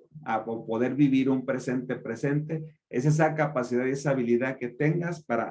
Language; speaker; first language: Spanish; native; Spanish